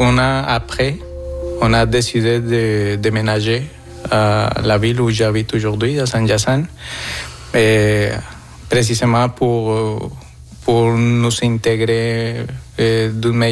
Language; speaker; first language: French; non-native, fluent; Spanish